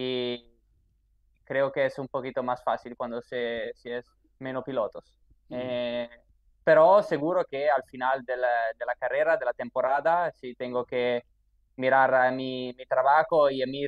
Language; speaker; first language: Spanish; non-native, fluent; Italian